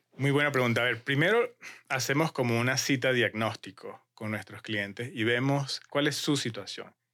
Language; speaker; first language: Spanish; native; Spanish